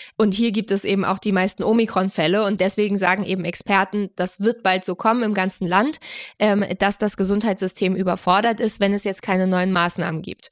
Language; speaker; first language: German; native; German